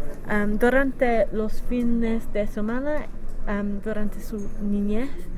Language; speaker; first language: Spanish; non-native, learner; English